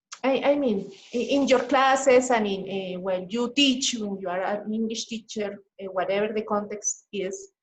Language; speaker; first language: English; non-native, fluent; Spanish